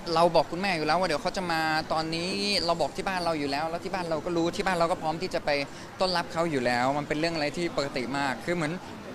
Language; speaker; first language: Thai; native; Thai